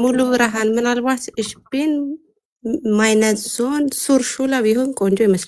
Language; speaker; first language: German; non-native, learner; Amharic